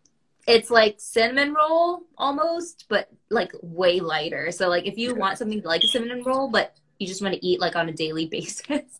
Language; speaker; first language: English; early bilingual, other home language; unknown